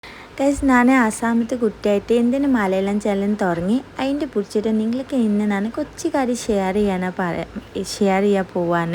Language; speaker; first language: Malayalam; non-native, local second language; Assamese